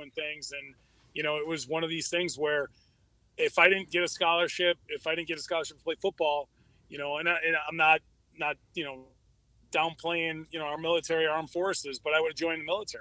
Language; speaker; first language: English; native; English